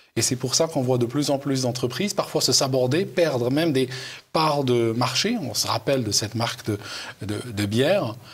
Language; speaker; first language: French; non-native, local second language; Arabic